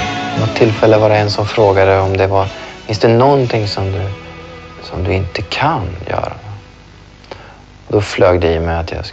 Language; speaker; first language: Swedish; native; Swedish